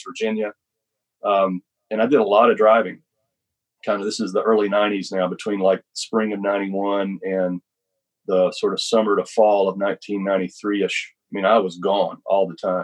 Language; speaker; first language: English; native; English